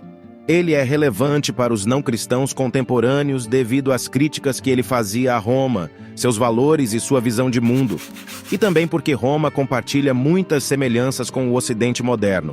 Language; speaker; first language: Portuguese; native; Portuguese